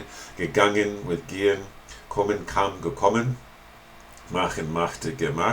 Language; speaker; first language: German; non-native, fluent; English